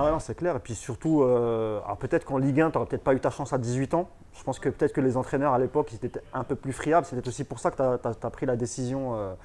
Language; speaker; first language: French; native; French